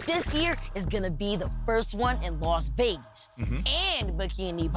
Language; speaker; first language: English; native; English